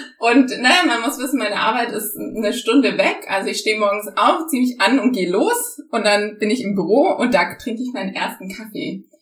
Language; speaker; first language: German; native; German